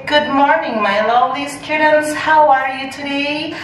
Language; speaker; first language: English; non-native, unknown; Indonesian